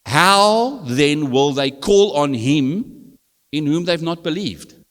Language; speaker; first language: English; non-native, local second language; Afrikaans